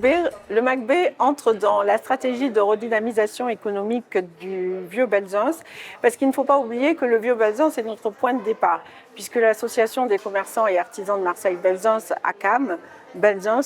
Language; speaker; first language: French; native; French